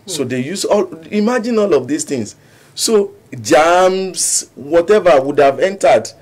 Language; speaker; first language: English; non-native, local second language; Yoruba